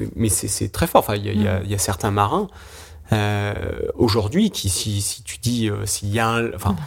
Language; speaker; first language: French; native; French